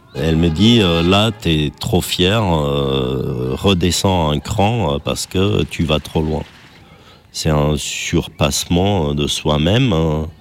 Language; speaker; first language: French; non-native, fluent; German